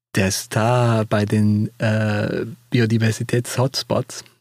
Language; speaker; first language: German; non-native, fluent; Spanish